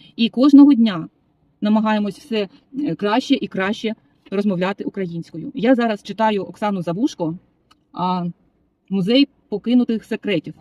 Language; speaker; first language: Ukrainian; non-native, local second language; Russian